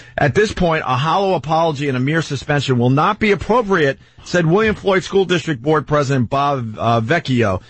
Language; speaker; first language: English; native; English